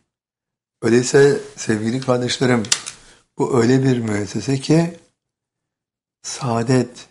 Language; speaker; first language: Turkish; native; Turkish